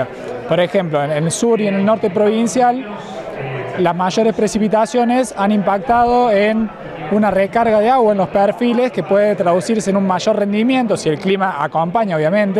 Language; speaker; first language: Spanish; native; Spanish